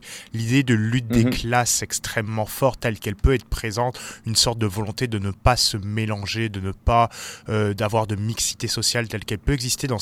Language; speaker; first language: French; native; French